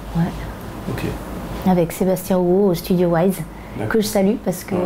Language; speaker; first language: French; native; French